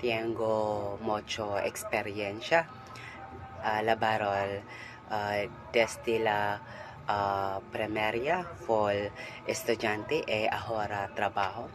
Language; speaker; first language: Spanish; non-native, learner; Cebuano